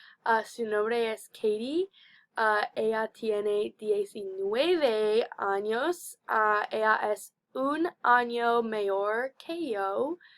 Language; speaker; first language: Spanish; non-native, learner; English